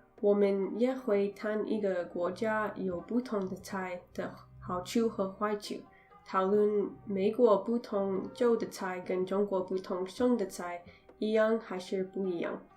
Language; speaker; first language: Chinese; non-native, learner; English